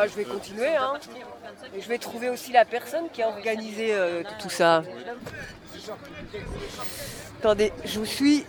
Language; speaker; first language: French; native; French